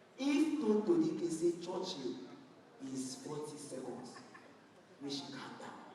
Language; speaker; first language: Nigerian Pidgin; non-native, local second language; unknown